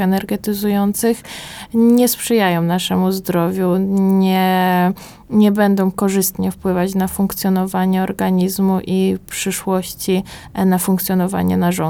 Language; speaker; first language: Polish; native; Polish